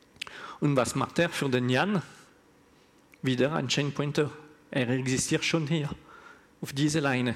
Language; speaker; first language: German; non-native, learner; French